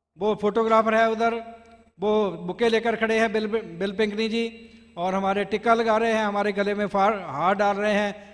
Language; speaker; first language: Hindi; non-native, local second language; Punjabi